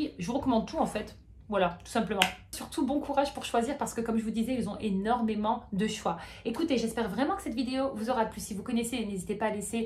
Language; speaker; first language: French; native; French